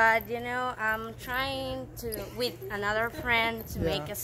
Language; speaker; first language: English; non-native, fluent; Spanish